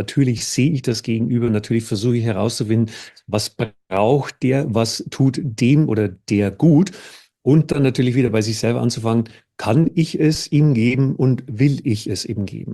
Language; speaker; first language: German; native; German